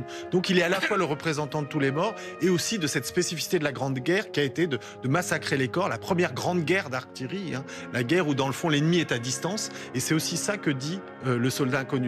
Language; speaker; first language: French; native; French